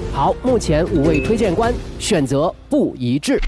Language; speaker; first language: Chinese; native; Chinese